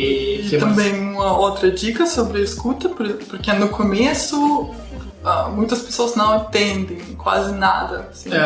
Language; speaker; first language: Portuguese; non-native, fluent; Russian